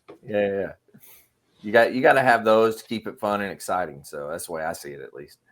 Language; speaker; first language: English; native; English